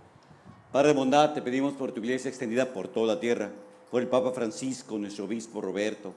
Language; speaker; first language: Spanish; native; Spanish